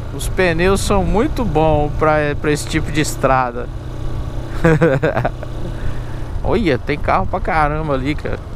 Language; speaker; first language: Portuguese; native; Portuguese